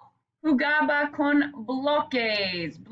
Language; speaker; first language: Spanish; non-native, fluent; English